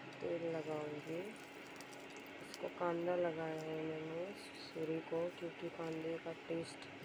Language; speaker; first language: Hindi; non-native, local second language; Konkani